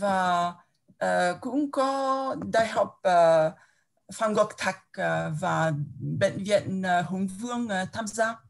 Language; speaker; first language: Vietnamese; non-native, fluent; French